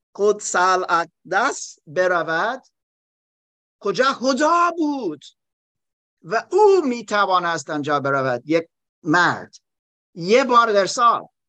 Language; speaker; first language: Persian; non-native, learner; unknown